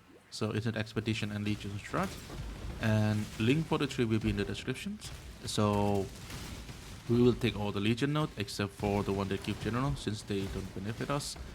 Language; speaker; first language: English; non-native, fluent; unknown